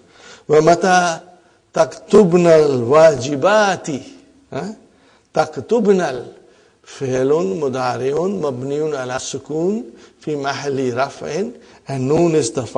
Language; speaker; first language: Arabic; non-native, fluent; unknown